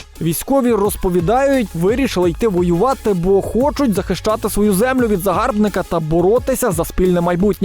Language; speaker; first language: Ukrainian; native; Ukrainian